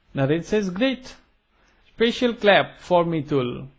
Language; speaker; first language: English; non-native, local second language; Gujarati